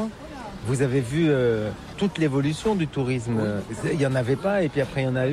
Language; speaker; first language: French; native; French